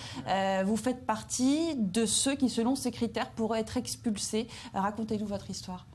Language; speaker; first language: French; native; French